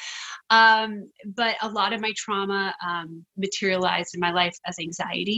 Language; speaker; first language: English; native; English